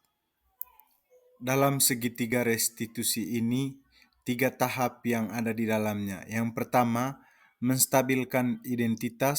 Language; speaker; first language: Indonesian; non-native, local second language; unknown